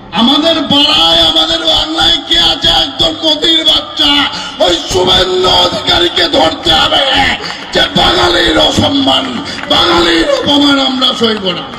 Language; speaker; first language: Bangla; non-native, local second language; Santali